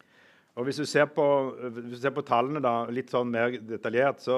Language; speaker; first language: Norwegian; native; Norwegian